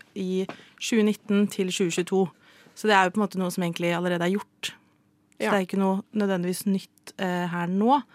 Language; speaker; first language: Norwegian; native; Norwegian